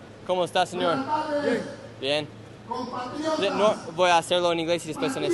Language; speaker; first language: Spanish; non-native, learner; English